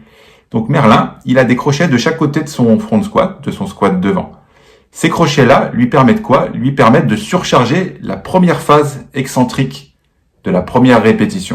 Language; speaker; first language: French; native; French